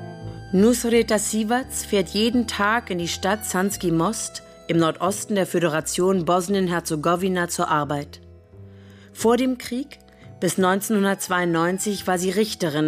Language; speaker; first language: German; native; German